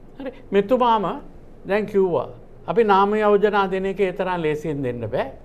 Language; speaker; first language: Sinhala; non-native, local second language; Tamil